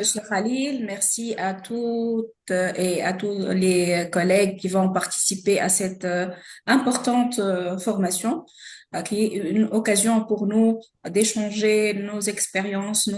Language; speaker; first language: French; non-native, local second language; Arabic